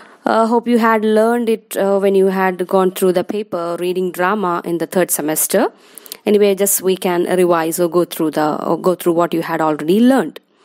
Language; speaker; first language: English; non-native, local second language; Malayalam